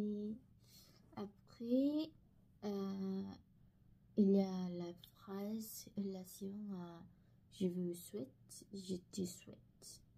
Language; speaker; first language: French; non-native, learner; Korean